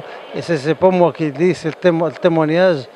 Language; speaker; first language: French; non-native, local second language; Arabic